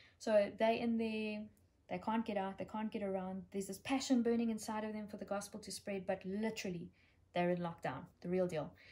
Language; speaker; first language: English; native; English